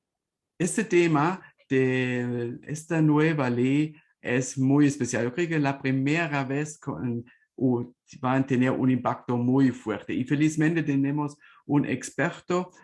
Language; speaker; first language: Spanish; non-native, fluent; German